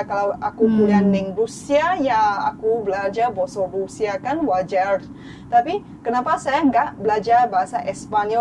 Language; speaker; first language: Indonesian; non-native, fluent; Chinese